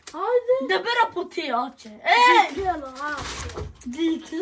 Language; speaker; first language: Swedish; early bilingual, other home language; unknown